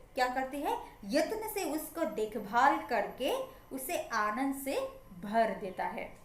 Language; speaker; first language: Hindi; non-native, local second language; Assamese